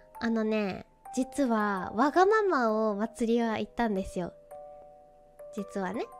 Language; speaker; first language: Japanese; native; Japanese